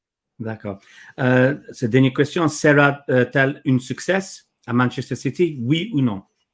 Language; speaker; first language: French; non-native, learner; English